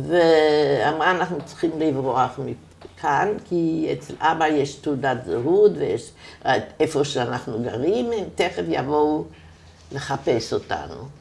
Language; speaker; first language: Hebrew; non-native, fluent; German